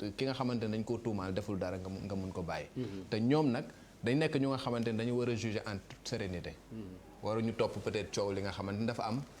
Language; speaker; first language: Wolof; native; Wolof